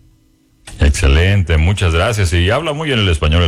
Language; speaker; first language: Spanish; native; Spanish